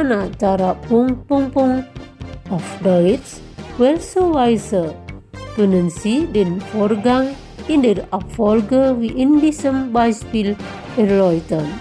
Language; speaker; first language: German; non-native, fluent; Indonesian